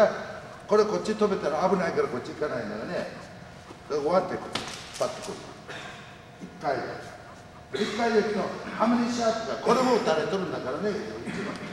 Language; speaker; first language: Japanese; native; Japanese